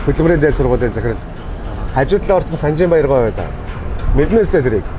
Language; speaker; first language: Mongolian; native; Mongolian